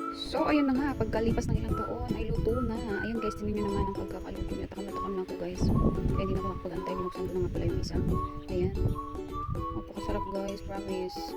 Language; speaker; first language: Filipino; non-native, local second language; Iloko